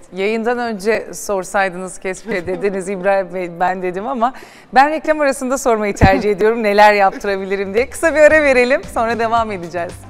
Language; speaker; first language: Turkish; native; Turkish